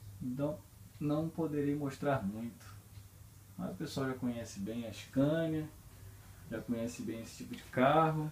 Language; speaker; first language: Portuguese; native; Portuguese